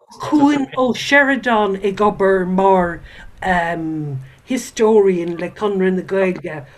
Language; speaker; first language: Irish; non-native, local second language; English